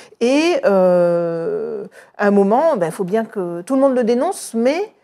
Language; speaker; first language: French; native; French